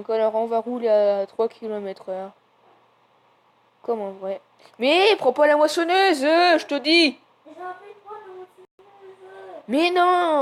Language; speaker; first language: French; native; French